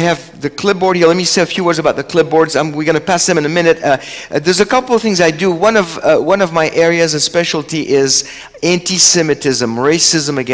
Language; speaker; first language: English; non-native, fluent; French